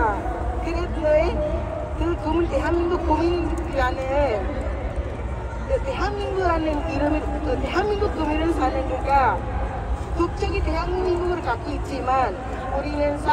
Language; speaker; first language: Korean; non-native, fluent; Sinhala